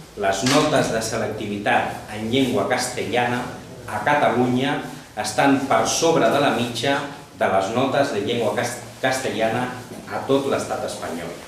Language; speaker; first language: Catalan; non-native, local second language; Spanish